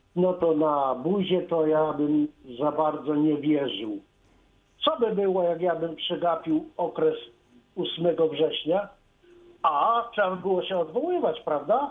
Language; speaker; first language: Polish; native; Polish